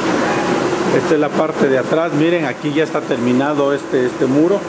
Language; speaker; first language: Spanish; native; Spanish